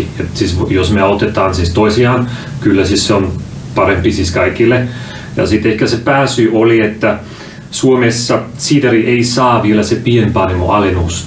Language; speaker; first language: Finnish; non-native, fluent; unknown